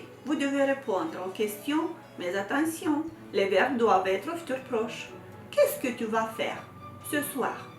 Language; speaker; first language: French; non-native, fluent; Romanian